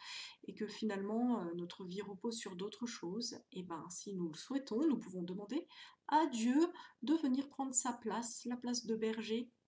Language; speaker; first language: French; native; French